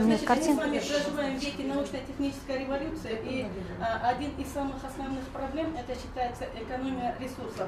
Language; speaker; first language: Russian; non-native, learner; Persian